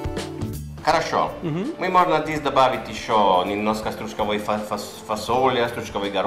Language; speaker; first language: Russian; non-native, learner; Italian